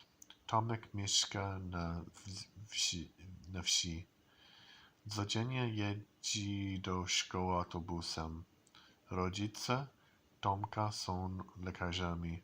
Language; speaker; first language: Polish; non-native, learner; English